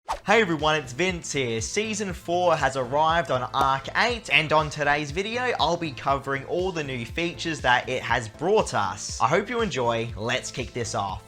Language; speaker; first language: English; native; English